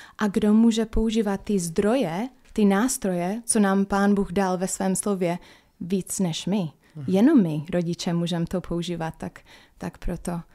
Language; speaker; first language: Czech; non-native, fluent; English